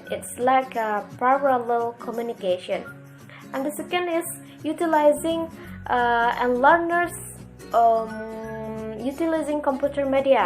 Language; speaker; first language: English; non-native, learner; Indonesian